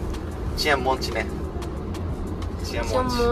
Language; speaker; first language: Portuguese; non-native, learner; Japanese